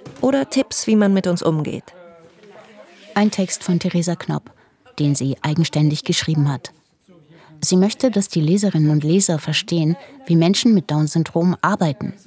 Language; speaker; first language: German; native; German